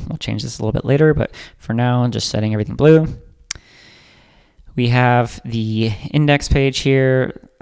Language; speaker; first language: English; native; English